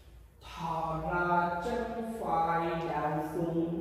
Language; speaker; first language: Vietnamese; non-native, learner; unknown